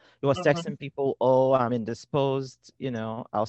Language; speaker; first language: English; non-native, local second language; Yoruba